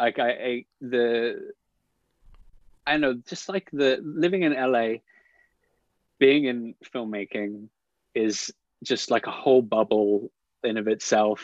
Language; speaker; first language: English; native; English